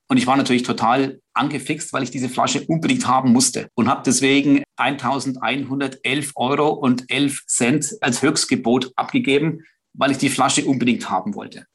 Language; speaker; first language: German; native; German